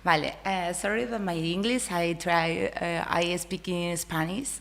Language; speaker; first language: English; non-native, learner; Spanish